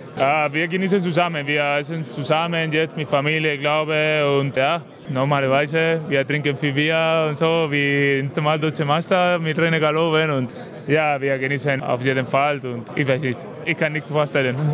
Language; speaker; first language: German; non-native, learner; Spanish